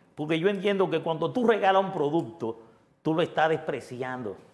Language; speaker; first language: Spanish; native; Spanish